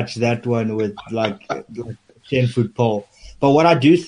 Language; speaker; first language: English; non-native, local second language; Afrikaans